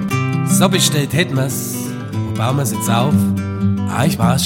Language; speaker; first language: German; native; German